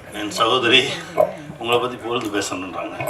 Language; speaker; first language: Tamil; native; Tamil